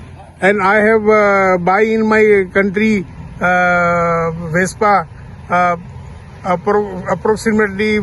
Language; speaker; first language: English; non-native, learner; Urdu